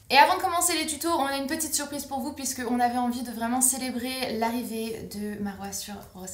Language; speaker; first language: French; native; French